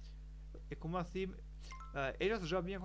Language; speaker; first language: Spanish; non-native, learner; German